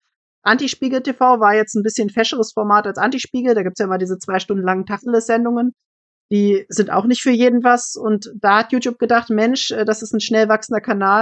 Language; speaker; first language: German; native; German